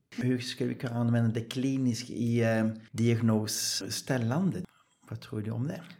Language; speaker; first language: Swedish; non-native, fluent; Dutch